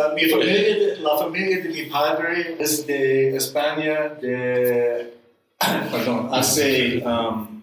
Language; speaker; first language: Spanish; non-native, learner; English